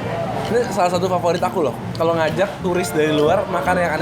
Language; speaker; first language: Indonesian; native; Indonesian